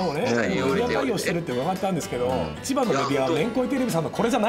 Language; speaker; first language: Japanese; native; Japanese